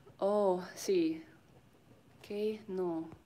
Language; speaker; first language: Spanish; non-native, learner; English